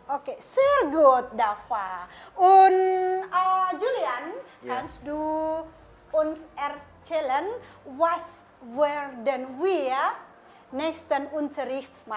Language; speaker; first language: German; non-native, fluent; Indonesian